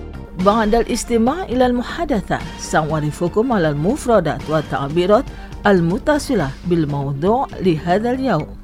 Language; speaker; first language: Arabic; non-native, fluent; Indonesian